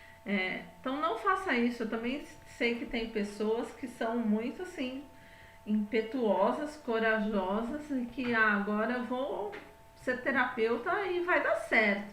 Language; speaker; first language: Portuguese; native; Portuguese